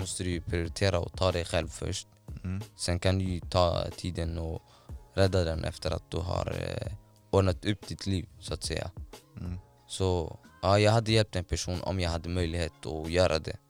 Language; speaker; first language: Swedish; non-native, fluent; Somali